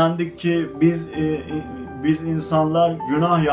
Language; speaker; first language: Turkish; non-native, fluent; Azerbaijani